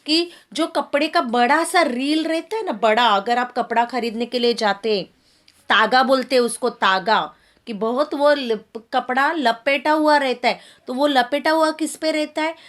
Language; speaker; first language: Hindi; non-native, local second language; Marathi